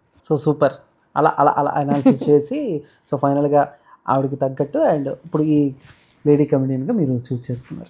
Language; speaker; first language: Telugu; native; Telugu